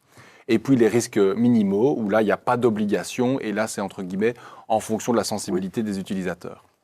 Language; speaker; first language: French; native; French